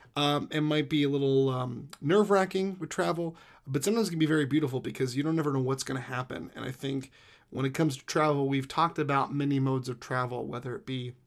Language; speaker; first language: English; native; English